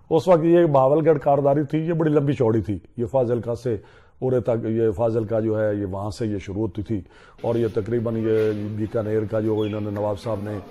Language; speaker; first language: Urdu; non-native, local second language; Punjabi